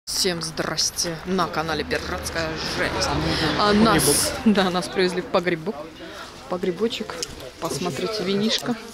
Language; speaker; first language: Russian; native; Russian